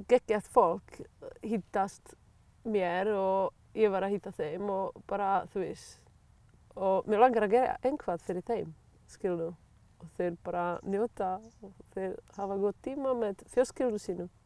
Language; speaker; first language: Icelandic; non-native, learner; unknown